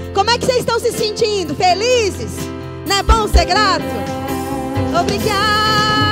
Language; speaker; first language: Portuguese; native; Portuguese